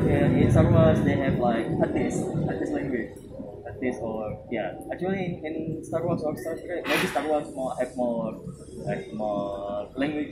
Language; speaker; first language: English; non-native, learner; Indonesian